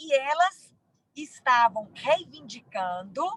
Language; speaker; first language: Portuguese; native; Portuguese